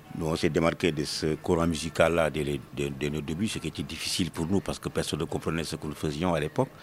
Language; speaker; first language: French; non-native, local second language; Wolof